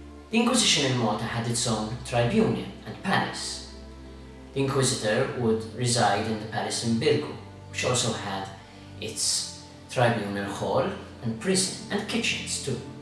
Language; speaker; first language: English; non-native, local second language; Maltese